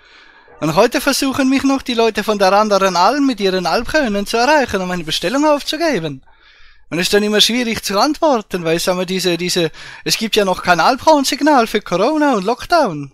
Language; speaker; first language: German; native; German